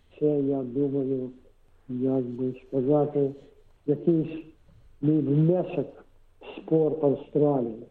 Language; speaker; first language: Ukrainian; non-native, local second language; Russian